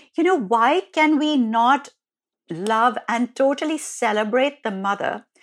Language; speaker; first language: English; non-native, local second language; Hindi